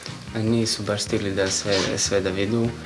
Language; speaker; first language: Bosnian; non-native, local second language; Hungarian